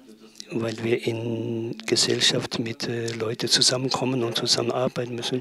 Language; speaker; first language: German; non-native, learner; Tibetan